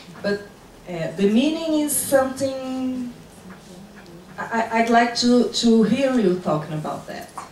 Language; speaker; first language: English; non-native, fluent; Portuguese